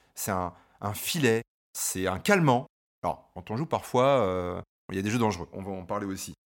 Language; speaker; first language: French; native; French